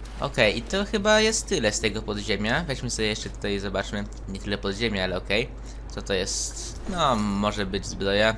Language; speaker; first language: Polish; native; Polish